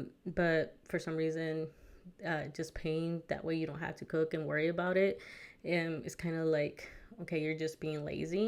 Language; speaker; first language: English; early bilingual, other home language; Spanish